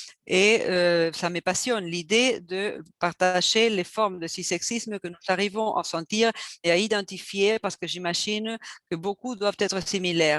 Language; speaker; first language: French; non-native, fluent; Spanish